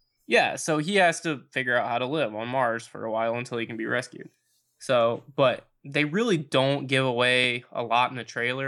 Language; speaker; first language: English; native; English